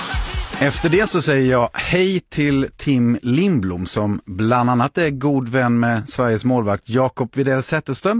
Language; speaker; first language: Swedish; native; Swedish